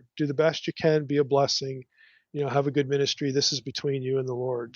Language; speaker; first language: English; native; English